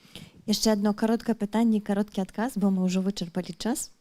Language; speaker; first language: Polish; non-native, fluent; Belarusian